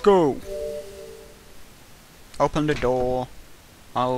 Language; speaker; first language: English; native; English